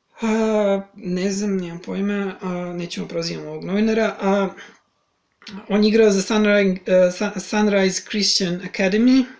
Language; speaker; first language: Serbian; native; Serbian